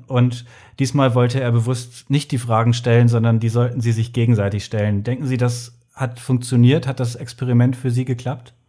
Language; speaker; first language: German; native; German